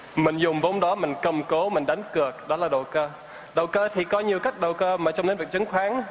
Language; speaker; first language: Vietnamese; non-native, fluent; English